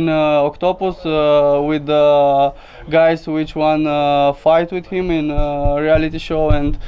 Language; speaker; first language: English; non-native, learner; Romanian